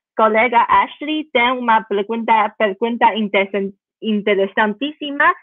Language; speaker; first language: Portuguese; non-native, learner; Chinese